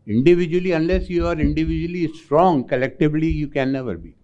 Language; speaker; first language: English; non-native, local second language; Urdu